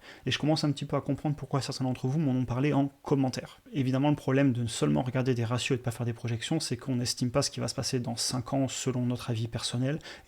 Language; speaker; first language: French; native; French